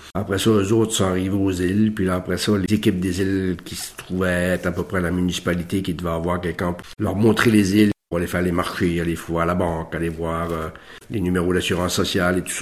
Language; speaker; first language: French; native; French